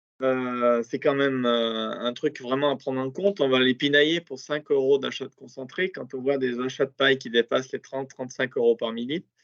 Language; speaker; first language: French; native; French